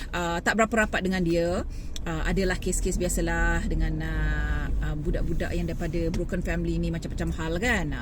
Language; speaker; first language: Malay; native; Malay